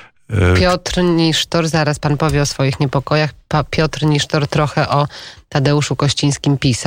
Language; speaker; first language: Polish; native; Polish